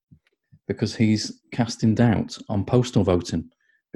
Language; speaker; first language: English; native; English